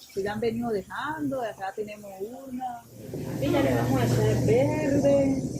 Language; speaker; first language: Spanish; native; Spanish